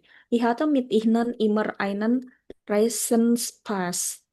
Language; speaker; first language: German; non-native, learner; Indonesian